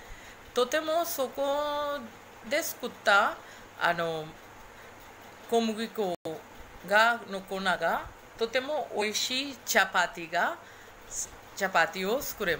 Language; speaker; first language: Japanese; non-native, fluent; Hindi